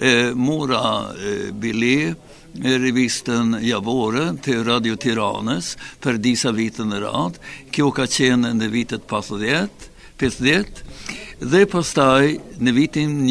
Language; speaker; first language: Albanian; non-native, fluent; Swedish